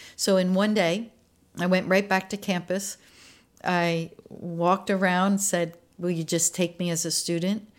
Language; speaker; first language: English; native; English